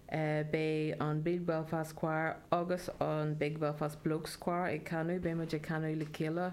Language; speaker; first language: Irish; non-native, local second language; English